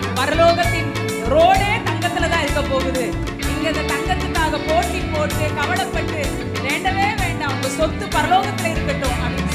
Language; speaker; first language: Tamil; native; Tamil